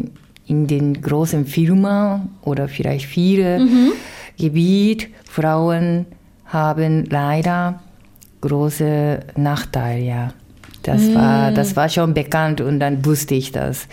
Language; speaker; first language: German; non-native, fluent; Japanese